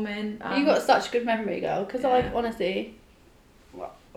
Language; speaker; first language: English; native; English